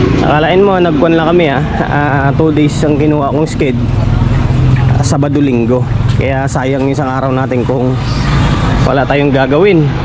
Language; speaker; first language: Filipino; non-native, local second language; Hiligaynon